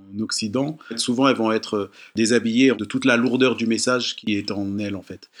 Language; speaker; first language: French; native; French